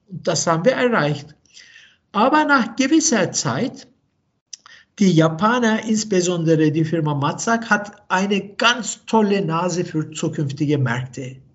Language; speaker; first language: German; non-native, fluent; Turkish